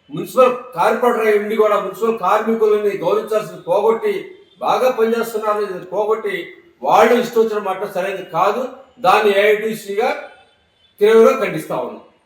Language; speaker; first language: Telugu; native; Telugu